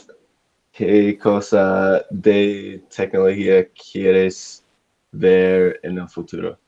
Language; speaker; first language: Spanish; non-native, learner; English